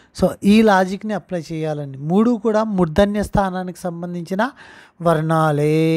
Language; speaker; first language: Telugu; non-native, local second language; Urdu